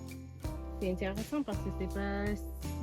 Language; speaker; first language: French; non-native, fluent; English